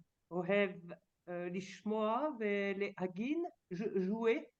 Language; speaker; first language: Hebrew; non-native, learner; French